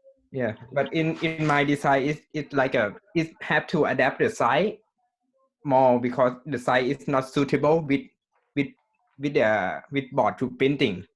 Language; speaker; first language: English; non-native, learner; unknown